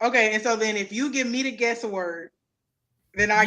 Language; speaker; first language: English; native; English